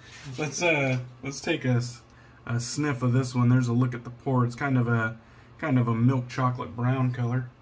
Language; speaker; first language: English; native; English